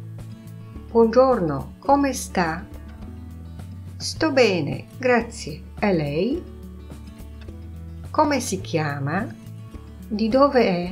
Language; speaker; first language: Italian; non-native, fluent; Polish